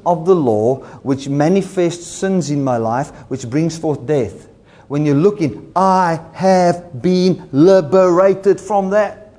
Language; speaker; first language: English; non-native, local second language; Afrikaans